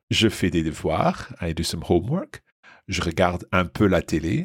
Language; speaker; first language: French; non-native, fluent; English